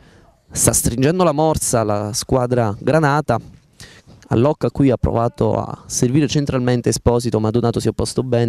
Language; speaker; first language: Italian; native; Italian